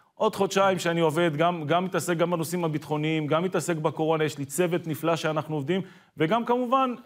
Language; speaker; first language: Hebrew; native; Hebrew